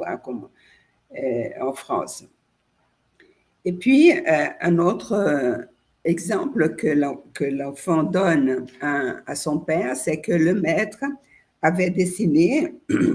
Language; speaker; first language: French; non-native, fluent; Portuguese